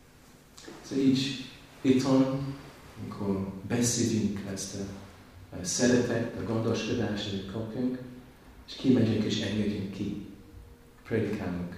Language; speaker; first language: Hungarian; non-native, learner; English